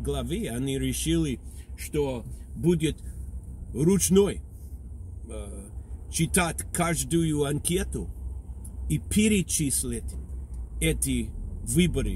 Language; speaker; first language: Russian; non-native, fluent; English